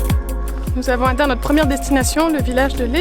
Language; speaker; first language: French; native; French